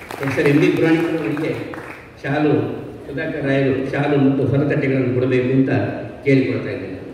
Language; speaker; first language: Kannada; non-native, local second language; Tulu